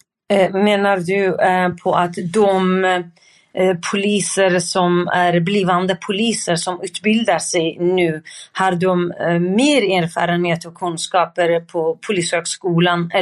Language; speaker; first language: Swedish; non-native, fluent; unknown